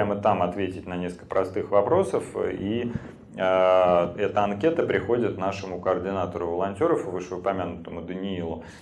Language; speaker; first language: Russian; native; Russian